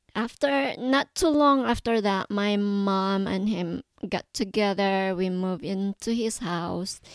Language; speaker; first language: English; non-native, local second language; Cebuano